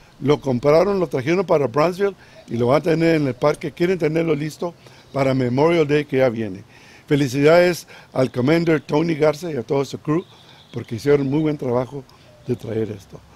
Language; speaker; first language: Spanish; early bilingual, heritage; Spanish